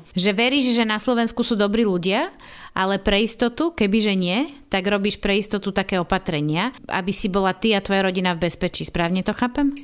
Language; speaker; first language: Slovak; native; Slovak